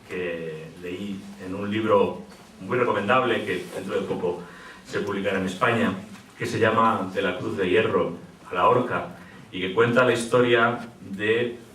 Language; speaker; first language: Spanish; native; Spanish